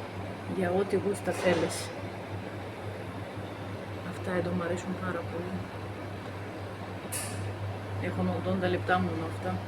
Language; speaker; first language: Greek; non-native, fluent; Russian